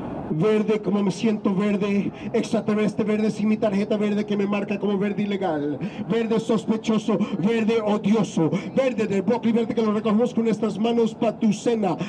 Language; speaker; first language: Spanish; native; Spanish